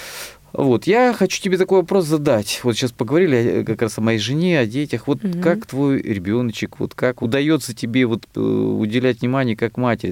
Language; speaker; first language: Russian; native; Russian